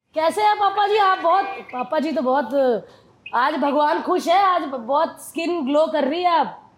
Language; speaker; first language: Hindi; native; Hindi